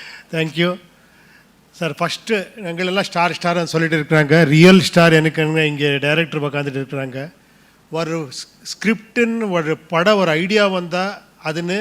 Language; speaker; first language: Tamil; non-native, local second language; Kannada